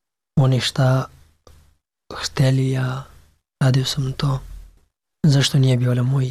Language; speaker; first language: Serbian; non-native, learner; Pashto